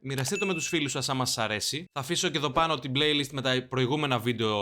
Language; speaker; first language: Greek; native; Greek